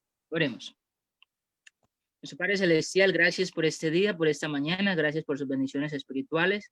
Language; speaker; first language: Spanish; native; Spanish